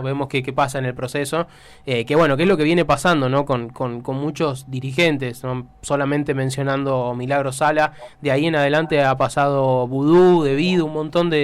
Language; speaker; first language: Spanish; native; Spanish